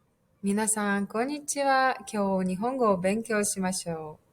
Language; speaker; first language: Japanese; non-native, fluent; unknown